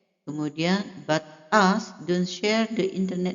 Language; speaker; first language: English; non-native, fluent; Indonesian